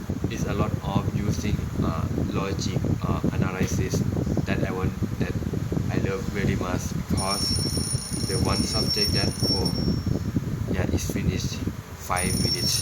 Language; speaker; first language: English; non-native, learner; Thai